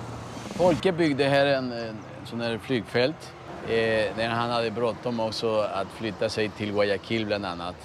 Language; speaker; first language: Swedish; early bilingual, heritage; Swedish